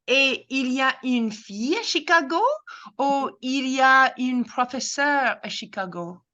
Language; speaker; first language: French; non-native, local second language; English